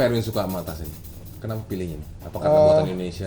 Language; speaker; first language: Indonesian; native; Indonesian